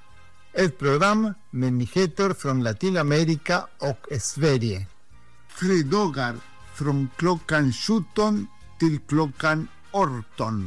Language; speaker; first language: Swedish; non-native, fluent; Spanish